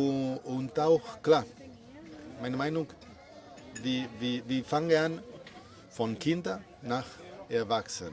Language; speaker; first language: German; non-native, learner; Spanish